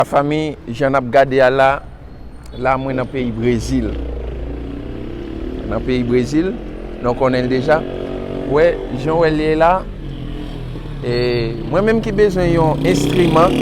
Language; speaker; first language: French; non-native, learner; Haitian Creole